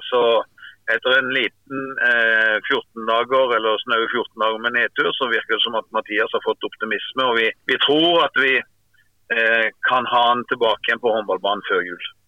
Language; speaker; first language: Norwegian; native; Norwegian